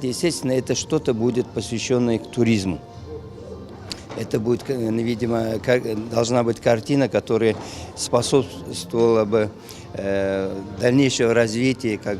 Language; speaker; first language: Russian; non-native, local second language; Uzbek